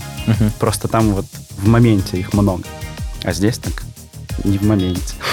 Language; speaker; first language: Russian; native; Russian